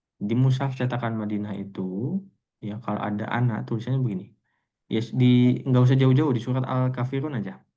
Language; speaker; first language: Indonesian; native; Indonesian